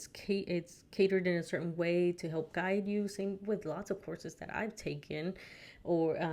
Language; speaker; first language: English; early bilingual, other home language; Spanish